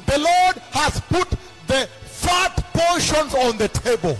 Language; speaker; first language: English; non-native, local second language; Luo (Kenya and Tanzania)